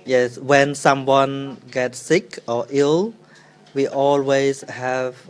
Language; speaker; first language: English; non-native, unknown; Khmer